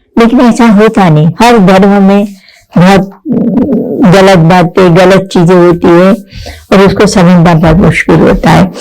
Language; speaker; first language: Hindi; non-native, local second language; Marathi